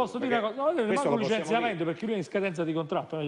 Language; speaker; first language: Italian; native; Italian